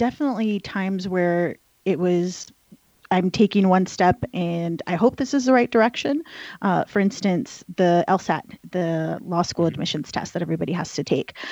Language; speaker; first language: English; early bilingual, other home language; Spanish